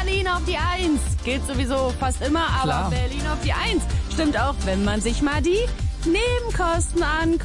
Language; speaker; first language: German; native; German